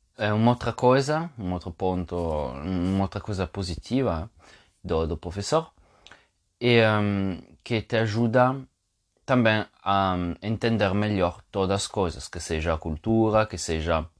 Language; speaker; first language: Portuguese; non-native, fluent; Italian